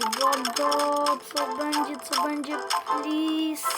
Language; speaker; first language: Polish; native; Polish